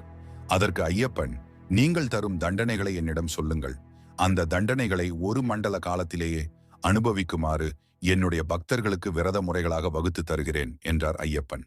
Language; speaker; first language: Tamil; native; Tamil